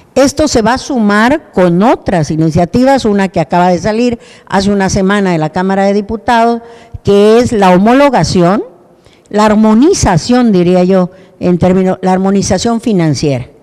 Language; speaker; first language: Spanish; native; Spanish